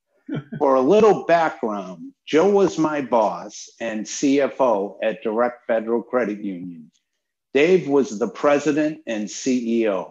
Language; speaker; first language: English; native; English